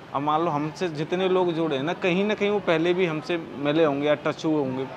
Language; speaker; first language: Hindi; native; Hindi